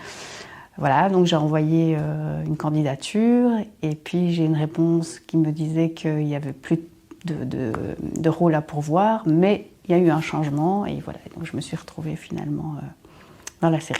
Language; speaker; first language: French; native; French